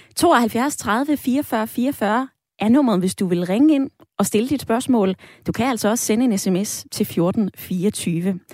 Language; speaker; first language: Danish; native; Danish